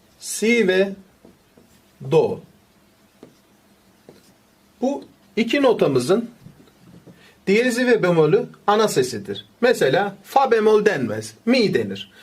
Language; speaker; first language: Turkish; native; Turkish